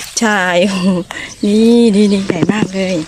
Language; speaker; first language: Thai; native; Thai